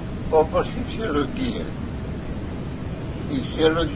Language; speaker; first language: Greek; non-native, learner; Russian